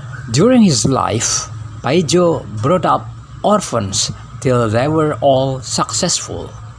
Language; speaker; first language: English; non-native, fluent; Indonesian